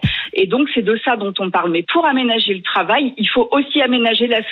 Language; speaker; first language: French; native; French